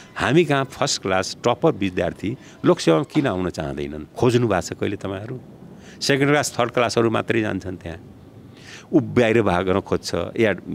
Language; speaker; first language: Nepali; non-native, local second language; Bhojpuri